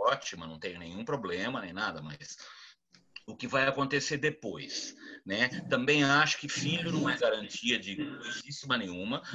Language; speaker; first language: Portuguese; native; Portuguese